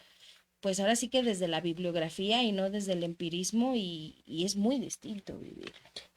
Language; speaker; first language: Spanish; native; Spanish